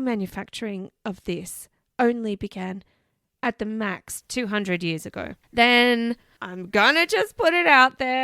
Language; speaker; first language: English; native; English